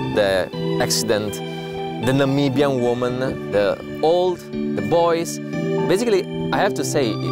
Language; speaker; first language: English; non-native, fluent; Italian